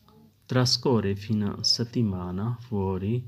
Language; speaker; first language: Italian; non-native, learner; Urdu